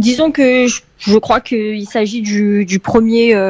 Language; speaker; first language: French; early bilingual, heritage; French